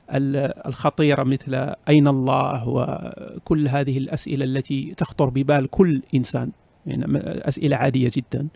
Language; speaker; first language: Arabic; native; Arabic